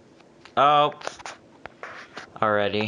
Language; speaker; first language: English; native; English